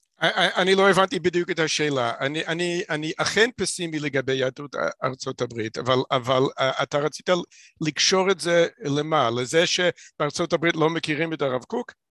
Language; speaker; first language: Hebrew; non-native, fluent; English